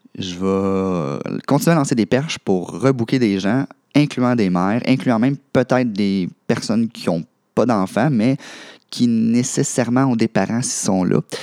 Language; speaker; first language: French; native; French